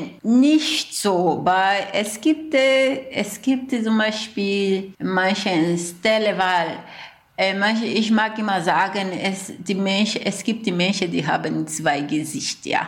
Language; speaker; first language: German; non-native, learner; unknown